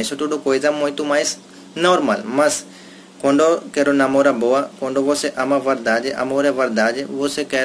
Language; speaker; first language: Portuguese; non-native, learner; Hindi